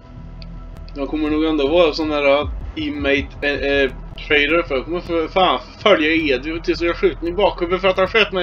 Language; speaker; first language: Swedish; native; Swedish